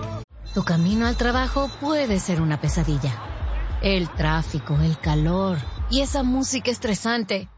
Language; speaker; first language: Spanish; native; Spanish